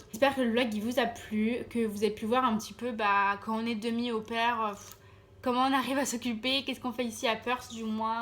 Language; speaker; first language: French; native; French